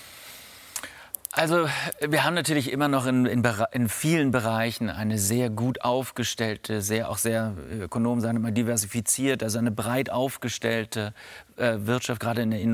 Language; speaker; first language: German; native; German